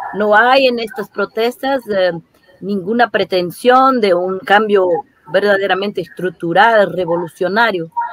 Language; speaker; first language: Spanish; non-native, fluent; Portuguese